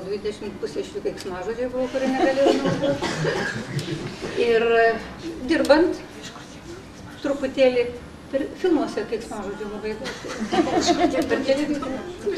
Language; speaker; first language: Lithuanian; non-native, local second language; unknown